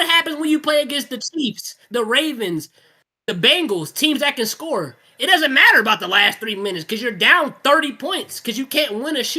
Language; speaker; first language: English; native; English